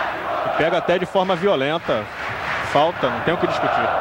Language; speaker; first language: Portuguese; native; Portuguese